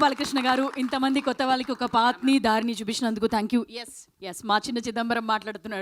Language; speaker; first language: Telugu; native; Telugu